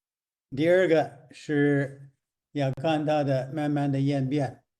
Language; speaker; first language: Chinese; non-native, fluent; English